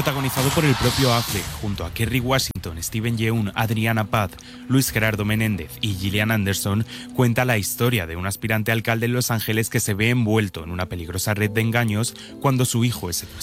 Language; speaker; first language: Spanish; native; Spanish